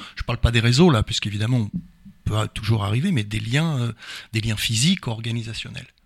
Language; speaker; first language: French; native; French